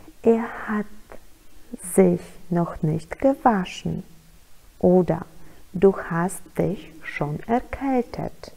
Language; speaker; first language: German; non-native, fluent; Polish